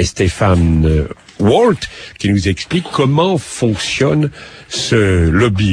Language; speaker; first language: French; native; French